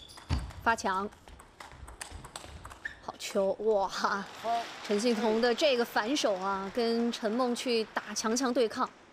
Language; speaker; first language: Chinese; native; Chinese